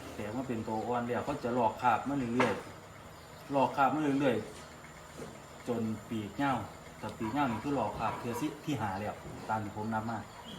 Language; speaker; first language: Thai; native; Thai